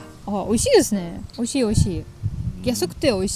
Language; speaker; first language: Japanese; non-native, learner; German